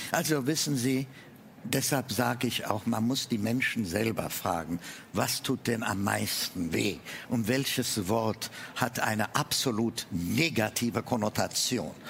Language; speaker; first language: German; non-native, fluent; Amharic